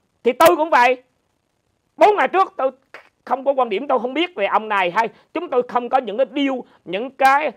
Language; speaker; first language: Vietnamese; native; Vietnamese